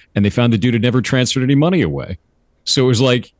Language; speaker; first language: English; native; English